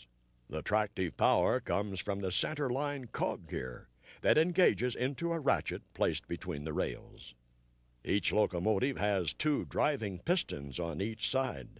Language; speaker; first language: English; native; English